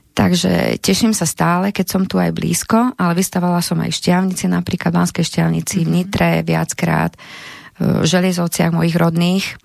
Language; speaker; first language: Slovak; native; Slovak